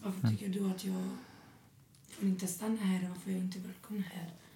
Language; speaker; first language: Swedish; non-native, learner; Arabic